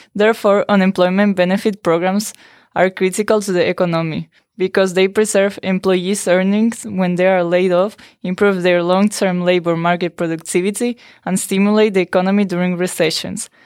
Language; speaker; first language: English; non-native, fluent; Spanish